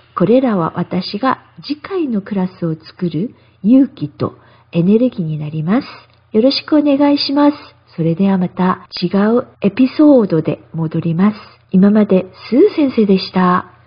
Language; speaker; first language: Japanese; non-native, fluent; Korean